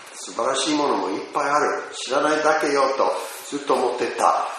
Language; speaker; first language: Japanese; non-native, fluent; English